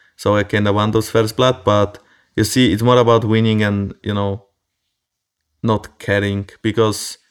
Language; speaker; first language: English; non-native, fluent; Polish